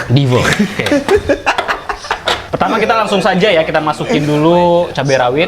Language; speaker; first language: Indonesian; native; Indonesian